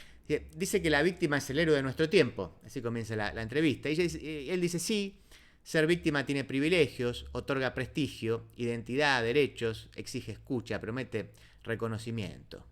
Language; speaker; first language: Spanish; native; Spanish